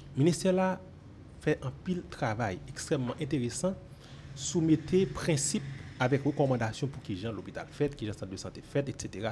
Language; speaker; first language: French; non-native, local second language; Haitian Creole